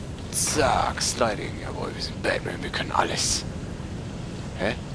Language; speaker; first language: German; native; German